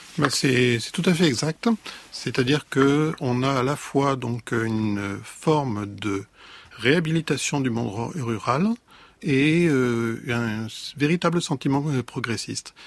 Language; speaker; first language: French; native; French